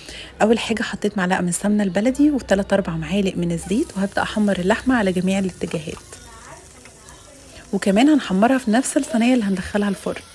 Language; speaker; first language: Arabic; native; Arabic